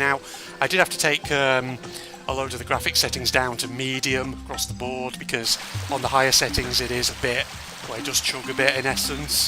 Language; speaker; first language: English; native; English